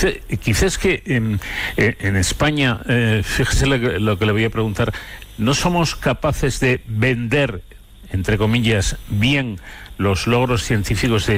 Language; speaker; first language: Spanish; native; Spanish